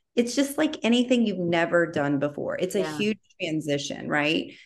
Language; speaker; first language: English; native; English